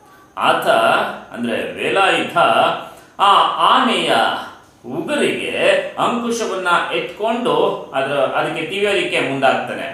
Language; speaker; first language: Kannada; native; Kannada